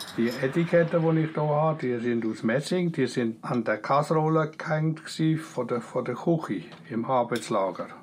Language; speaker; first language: German; native; German